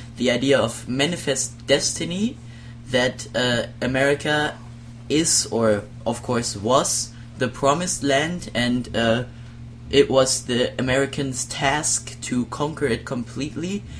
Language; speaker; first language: English; non-native, fluent; German